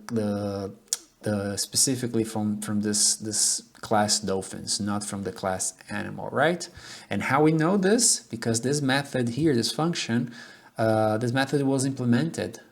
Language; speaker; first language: English; non-native, fluent; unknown